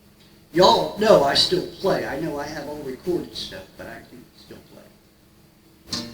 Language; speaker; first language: English; native; English